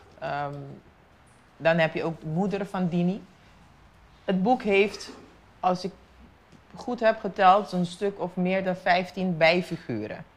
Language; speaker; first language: Dutch; non-native, local second language; Papiamento